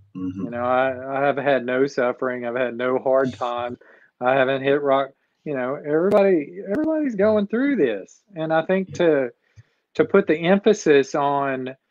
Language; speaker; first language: English; native; English